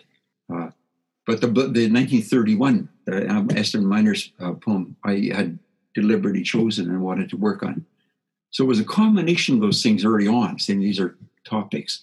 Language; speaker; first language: English; native; English